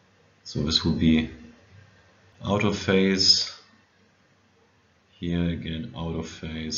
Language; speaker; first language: English; non-native, fluent; German